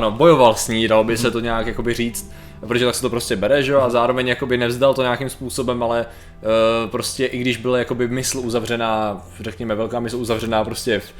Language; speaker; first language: Czech; native; Czech